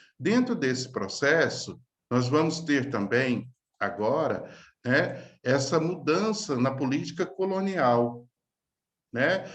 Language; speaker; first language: Portuguese; native; Portuguese